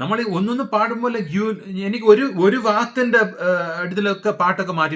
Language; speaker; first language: Malayalam; early bilingual, heritage; Malayalam